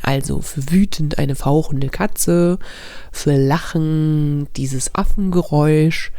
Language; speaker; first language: German; native; German